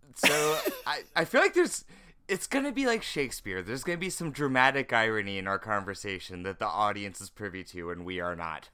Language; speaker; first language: English; native; English